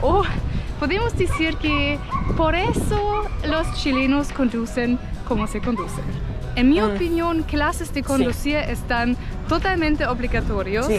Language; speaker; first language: Spanish; non-native, fluent; German